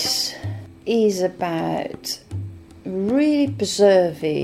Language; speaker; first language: English; native; English